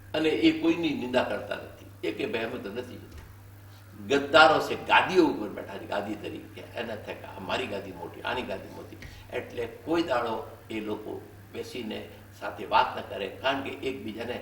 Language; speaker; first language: Hindi; non-native, local second language; Gujarati